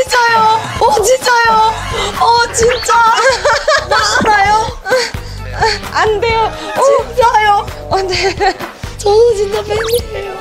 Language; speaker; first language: Korean; non-native, fluent; Chinese